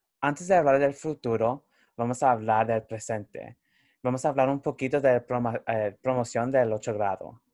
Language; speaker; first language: Spanish; early bilingual, heritage; Spanish